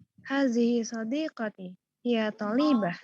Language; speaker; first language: Arabic; non-native, learner; Indonesian